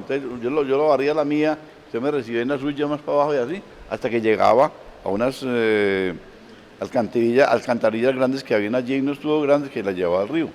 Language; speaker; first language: Spanish; native; Spanish